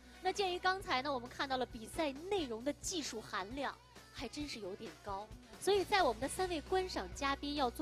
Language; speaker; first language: Chinese; native; Chinese